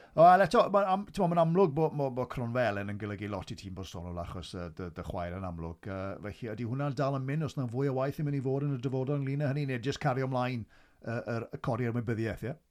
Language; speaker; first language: Welsh; native; Welsh